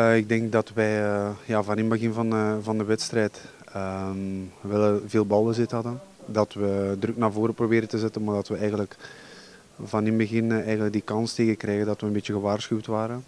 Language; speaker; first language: Dutch; native; Dutch